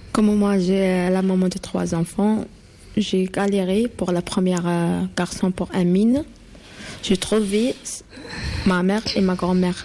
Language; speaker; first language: French; non-native, learner; Arabic